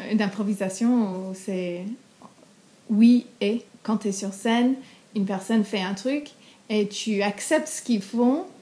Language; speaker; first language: French; non-native, fluent; English